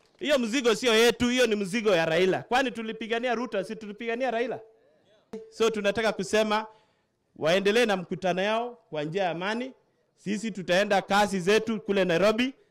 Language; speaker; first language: Swahili; non-native, local second language; Kalenjin